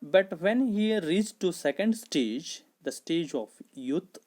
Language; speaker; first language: English; non-native, local second language; Kannada